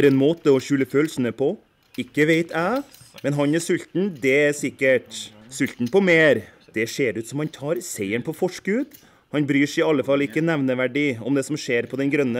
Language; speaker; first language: Norwegian; native; Norwegian